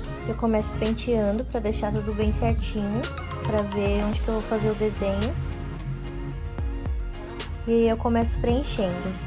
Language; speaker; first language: Portuguese; native; Portuguese